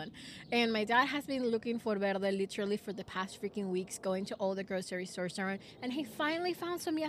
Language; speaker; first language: English; non-native, fluent; Spanish